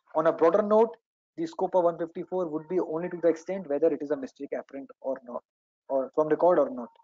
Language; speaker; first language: English; non-native, local second language; Hindi